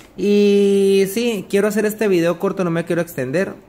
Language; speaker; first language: Spanish; native; Spanish